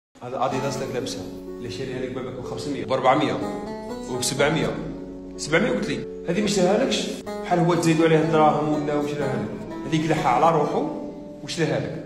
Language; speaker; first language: Arabic; native; Arabic